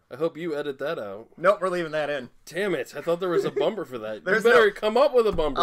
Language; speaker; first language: English; native; English